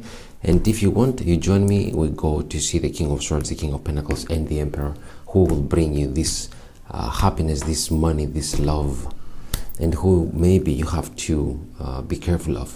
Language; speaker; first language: English; non-native, fluent; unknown